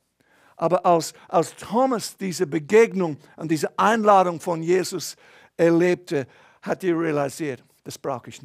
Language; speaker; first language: German; non-native, fluent; English